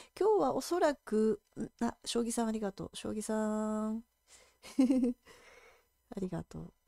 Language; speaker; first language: Japanese; native; Japanese